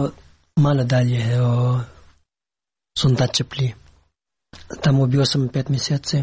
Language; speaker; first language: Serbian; non-native, learner; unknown